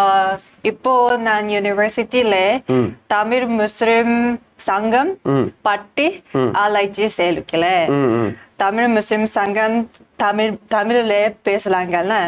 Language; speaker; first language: Tamil; non-native, learner; Japanese